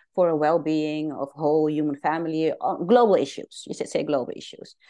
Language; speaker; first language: English; non-native, fluent; Dutch